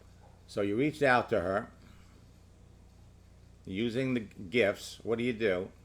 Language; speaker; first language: English; native; English